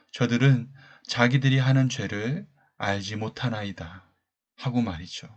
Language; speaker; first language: Korean; native; Korean